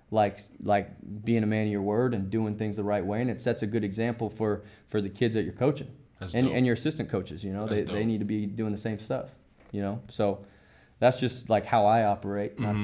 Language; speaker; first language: English; native; English